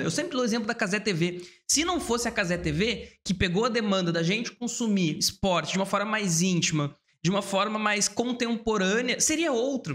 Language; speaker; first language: Portuguese; native; Portuguese